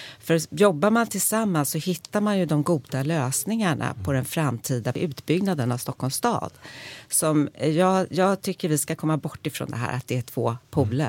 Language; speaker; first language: Swedish; native; Swedish